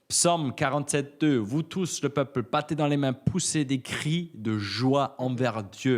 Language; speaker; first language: French; native; French